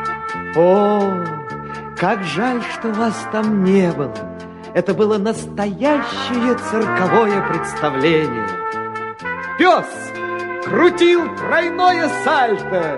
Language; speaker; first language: Russian; native; Russian